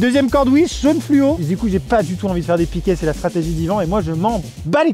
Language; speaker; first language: French; native; French